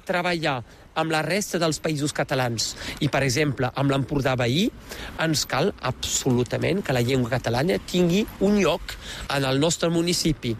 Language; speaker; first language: Catalan; native; Catalan